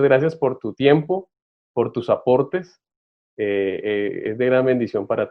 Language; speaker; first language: Spanish; native; Spanish